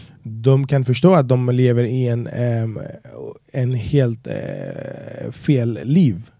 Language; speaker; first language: Swedish; non-native, fluent; Spanish